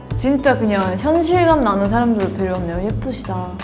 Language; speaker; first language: Korean; native; Korean